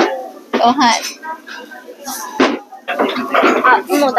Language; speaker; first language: Japanese; early bilingual, heritage; Japanese